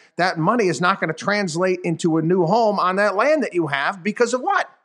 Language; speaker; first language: English; native; English